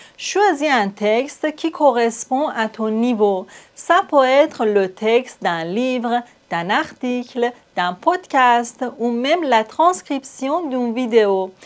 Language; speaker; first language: French; non-native, fluent; Persian